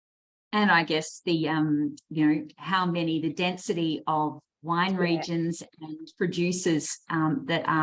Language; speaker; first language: English; native; English